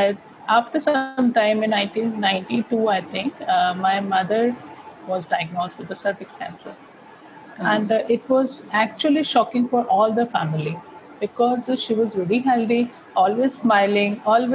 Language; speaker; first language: English; non-native, local second language; Hindi